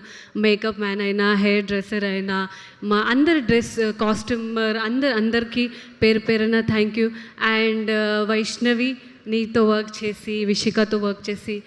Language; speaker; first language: Telugu; non-native, local second language; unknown